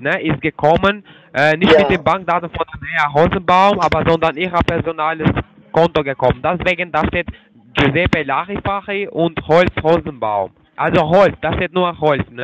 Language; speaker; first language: German; non-native, fluent; Turkish